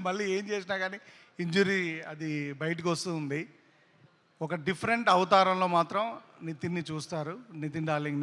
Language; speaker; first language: Telugu; native; Telugu